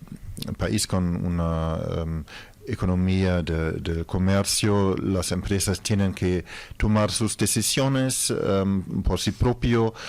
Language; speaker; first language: Spanish; non-native, fluent; German